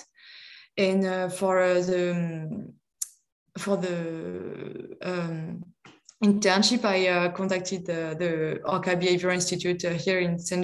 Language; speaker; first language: English; non-native, fluent; French